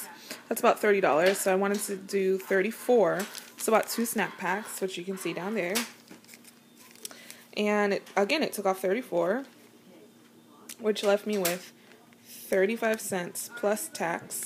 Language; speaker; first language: English; native; English